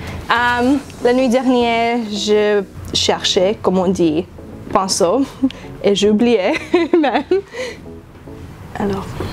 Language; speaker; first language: French; non-native, learner; English